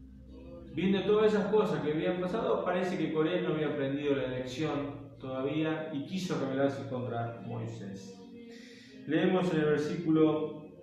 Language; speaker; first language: Spanish; native; Spanish